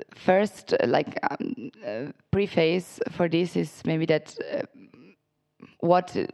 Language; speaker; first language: English; non-native, fluent; Italian